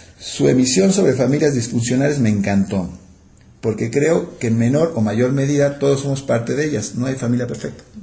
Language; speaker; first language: Spanish; native; Spanish